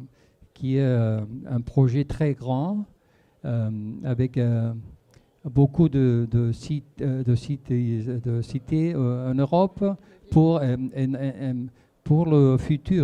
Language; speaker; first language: French; non-native, fluent; Spanish